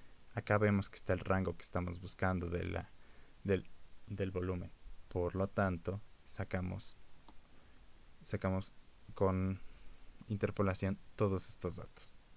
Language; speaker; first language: Spanish; native; Spanish